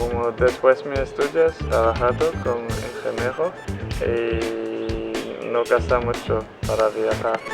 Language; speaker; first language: Spanish; non-native, learner; Luxembourgish